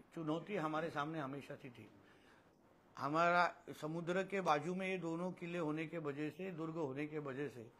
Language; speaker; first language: Hindi; non-native, local second language; Marathi